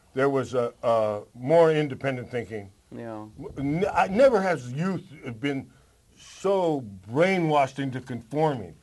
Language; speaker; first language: English; native; English